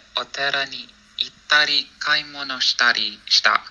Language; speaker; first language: Japanese; non-native, learner; English